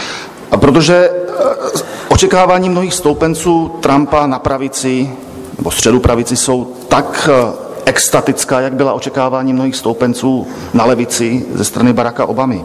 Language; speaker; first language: Czech; native; Czech